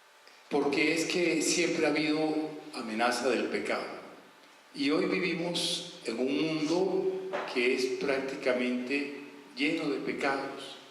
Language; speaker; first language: Spanish; native; Spanish